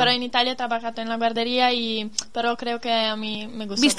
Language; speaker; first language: Spanish; non-native, learner; Italian